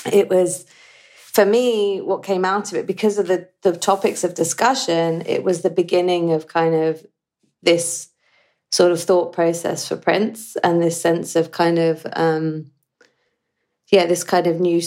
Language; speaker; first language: English; native; English